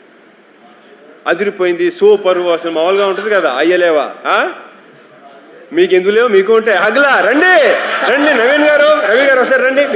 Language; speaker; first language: Telugu; native; Telugu